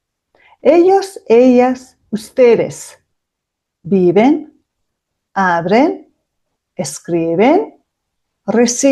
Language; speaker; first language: Spanish; non-native, fluent; Mongolian